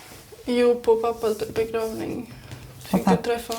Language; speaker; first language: Swedish; early bilingual, other home language; Serbian